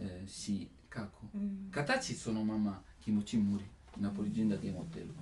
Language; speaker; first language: Japanese; non-native, learner; Italian